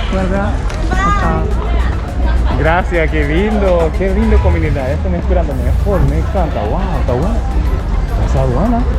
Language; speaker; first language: Spanish; non-native, learner; Japanese